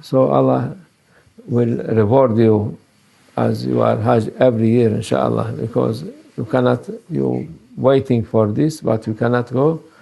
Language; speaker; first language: English; non-native, learner; Turkish